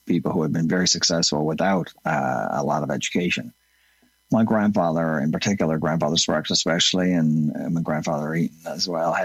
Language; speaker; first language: English; native; English